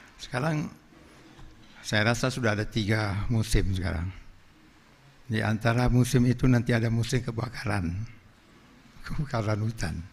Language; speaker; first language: Indonesian; non-native, local second language; Achinese